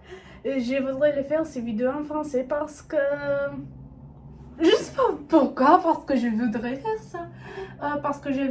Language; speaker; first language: French; non-native, learner; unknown